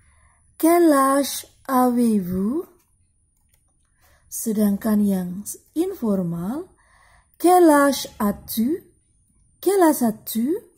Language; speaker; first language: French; non-native, learner; Indonesian